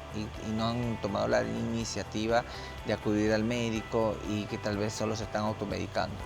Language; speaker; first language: Spanish; native; Spanish